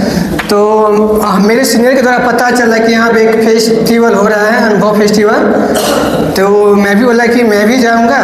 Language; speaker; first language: Hindi; non-native, local second language; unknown